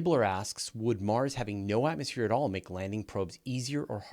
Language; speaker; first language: English; native; English